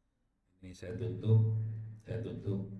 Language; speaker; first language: Indonesian; native; Indonesian